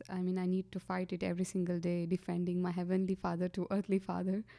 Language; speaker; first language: English; non-native, local second language; Kannada